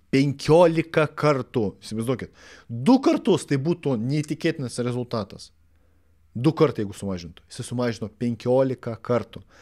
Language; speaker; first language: Lithuanian; non-native, local second language; Russian